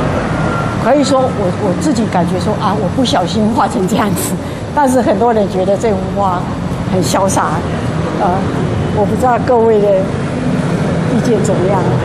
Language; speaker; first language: Chinese; native; Chinese